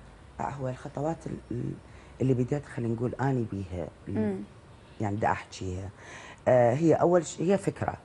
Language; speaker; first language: Arabic; native; Arabic